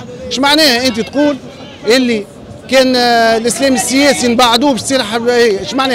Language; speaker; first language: Arabic; native; Arabic